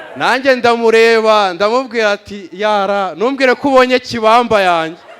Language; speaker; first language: Kinyarwanda; native; Kinyarwanda